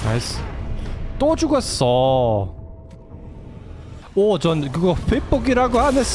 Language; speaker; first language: Korean; non-native, learner; German